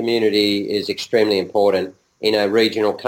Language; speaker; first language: English; native; English